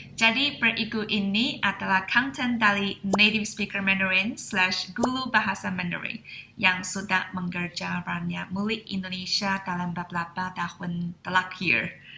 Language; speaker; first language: Indonesian; non-native, fluent; Chinese